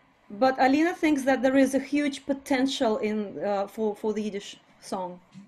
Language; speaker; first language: English; non-native, fluent; Russian